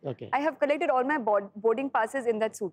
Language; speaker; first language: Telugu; non-native, learner; Sindhi